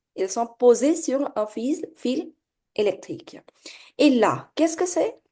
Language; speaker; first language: French; non-native, fluent; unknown